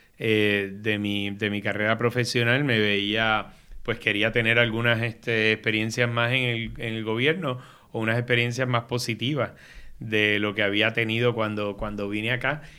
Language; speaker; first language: Spanish; native; Spanish